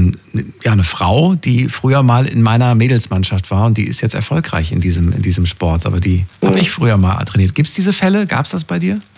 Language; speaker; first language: German; native; German